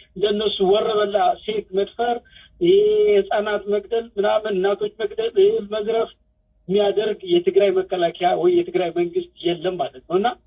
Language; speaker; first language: Amharic; non-native, local second language; Tigrinya